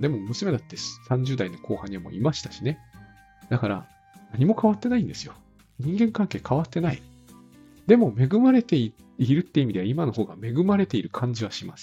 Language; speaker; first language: Japanese; native; Japanese